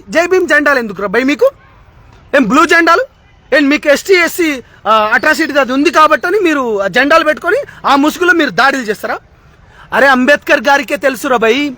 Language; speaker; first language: Telugu; non-native, local second language; Lambadi